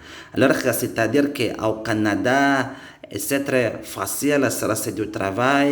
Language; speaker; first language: French; non-native, learner; Indonesian